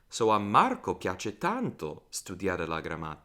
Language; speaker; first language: Italian; non-native, fluent; English